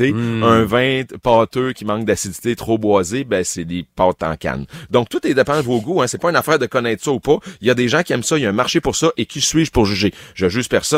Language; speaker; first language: French; native; French